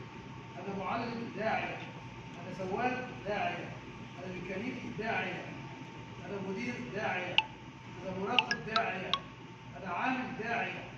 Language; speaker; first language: Arabic; non-native, learner; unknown